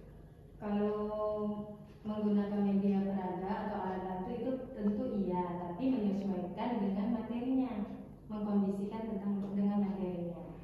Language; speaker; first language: Indonesian; native; Indonesian